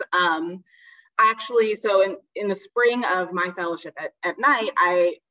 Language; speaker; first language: English; native; English